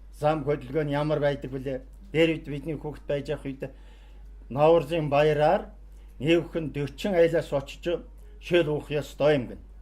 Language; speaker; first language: Mongolian; non-native, local second language; Kazakh